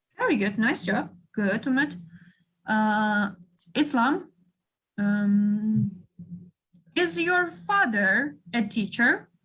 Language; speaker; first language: English; non-native, fluent; Kyrgyz